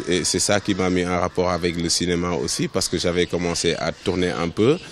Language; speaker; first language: French; non-native, local second language; Wolof